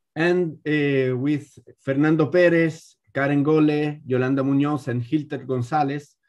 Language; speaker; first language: English; non-native, fluent; Spanish